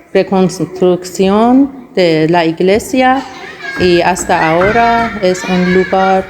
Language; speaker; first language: Spanish; non-native, learner; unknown